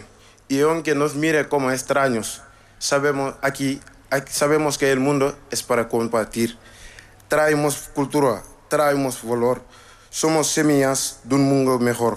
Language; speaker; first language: Spanish; non-native, learner; Wolof